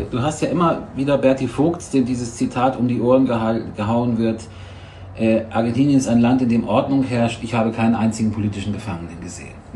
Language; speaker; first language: German; native; German